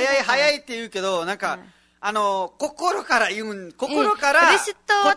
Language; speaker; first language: Japanese; non-native, fluent; Nepali